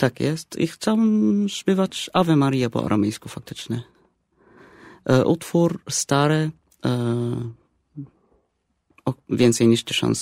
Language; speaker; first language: Polish; non-native, fluent; Arabic